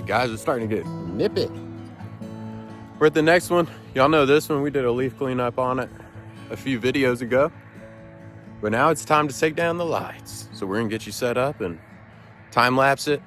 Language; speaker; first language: English; native; English